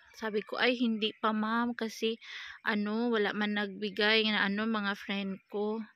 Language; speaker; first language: Filipino; native; Filipino